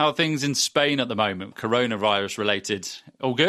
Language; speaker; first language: English; native; English